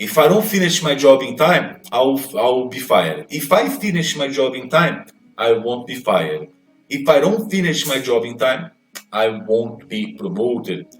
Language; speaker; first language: English; non-native, fluent; Portuguese